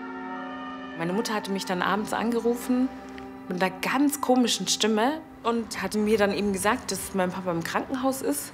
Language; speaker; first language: German; early bilingual, other home language; Wolof